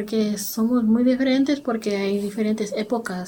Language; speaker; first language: Spanish; non-native, learner; English